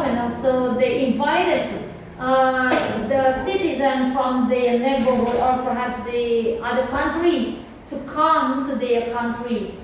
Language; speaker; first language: English; non-native, learner; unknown